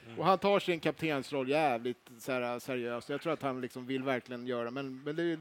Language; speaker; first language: Swedish; native; Swedish